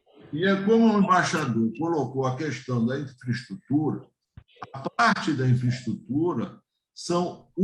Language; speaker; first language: Portuguese; native; Portuguese